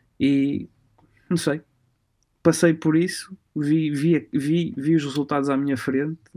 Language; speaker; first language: Portuguese; early bilingual, other home language; Romanian